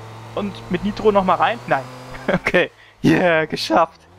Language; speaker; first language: German; native; German